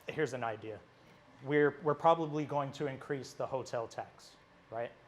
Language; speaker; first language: English; native; English